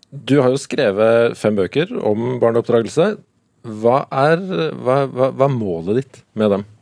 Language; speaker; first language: Norwegian; native; Norwegian